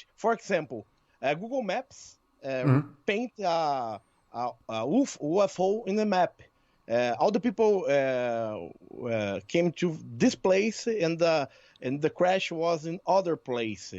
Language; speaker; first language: English; non-native, learner; Portuguese